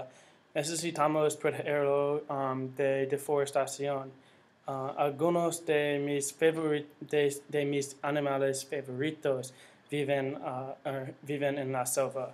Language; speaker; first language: Spanish; non-native, learner; English